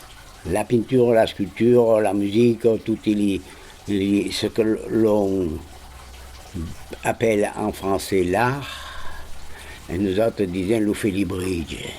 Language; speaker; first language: French; non-native, fluent; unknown